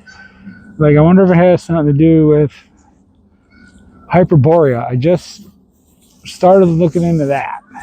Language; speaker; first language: English; native; English